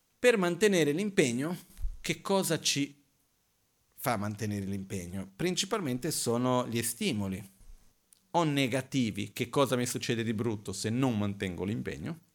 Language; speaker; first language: Italian; non-native, fluent; Portuguese